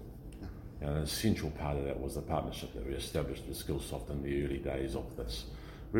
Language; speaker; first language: English; native; English